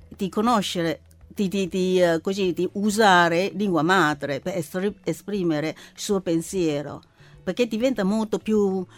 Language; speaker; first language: Italian; non-native, learner; Chinese